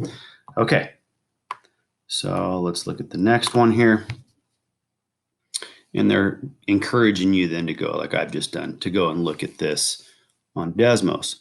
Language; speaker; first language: English; native; English